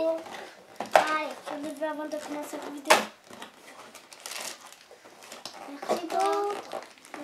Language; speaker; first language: French; native; French